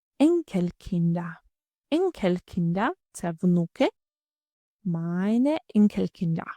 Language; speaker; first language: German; non-native, fluent; Ukrainian